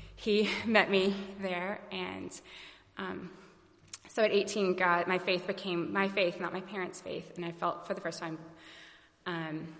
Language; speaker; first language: English; native; English